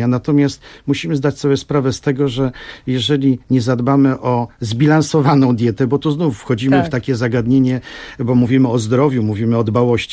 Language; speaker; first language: Polish; native; Polish